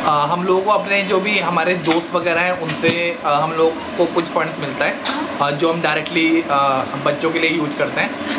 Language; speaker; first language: Hindi; native; Hindi